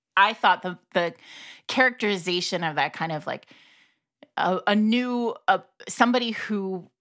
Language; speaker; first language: English; early bilingual, other home language; Italian